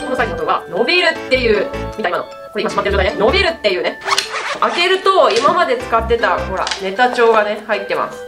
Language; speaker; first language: Japanese; native; Japanese